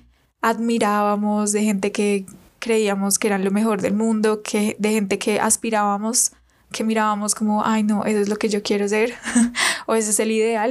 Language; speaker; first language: Spanish; native; Spanish